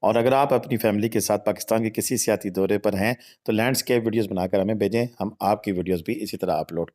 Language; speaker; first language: Hindi; non-native, local second language; Punjabi